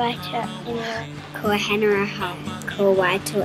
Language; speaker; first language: Māori; non-native, learner; English